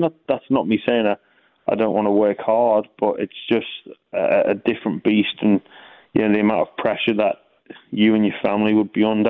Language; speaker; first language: English; native; English